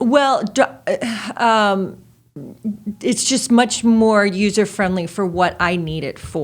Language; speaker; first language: English; native; English